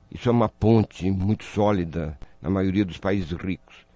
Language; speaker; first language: Portuguese; native; Portuguese